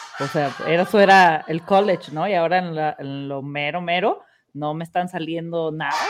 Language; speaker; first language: Spanish; early bilingual, heritage; Spanish